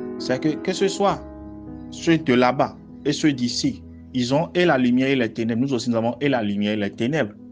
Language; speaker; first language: French; non-native, local second language; Fon